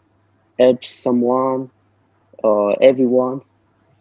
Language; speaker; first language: English; non-native, learner; French